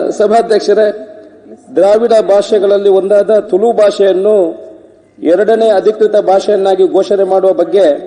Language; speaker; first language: Kannada; non-native, local second language; Tulu